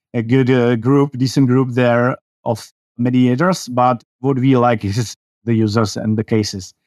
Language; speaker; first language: English; non-native, fluent; Czech